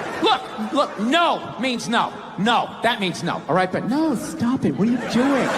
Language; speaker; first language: English; native; English